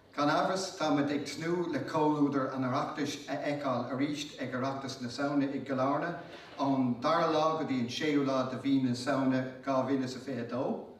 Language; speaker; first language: Irish; native; Irish